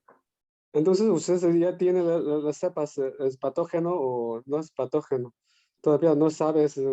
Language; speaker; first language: Spanish; non-native, learner; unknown